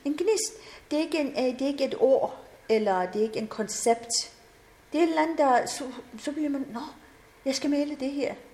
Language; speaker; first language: Danish; non-native, fluent; Persian